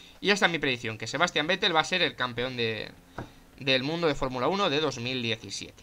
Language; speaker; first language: Spanish; native; Spanish